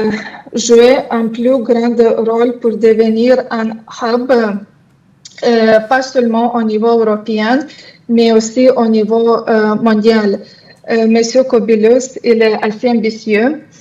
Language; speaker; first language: French; non-native, fluent; Lithuanian